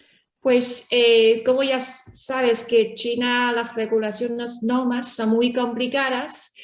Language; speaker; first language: Spanish; non-native, learner; Chinese